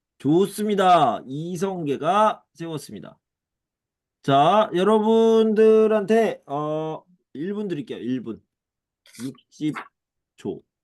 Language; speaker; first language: Korean; native; Korean